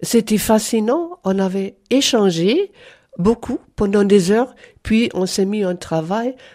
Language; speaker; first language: French; non-native, fluent; German